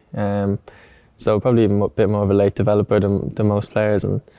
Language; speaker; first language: English; native; English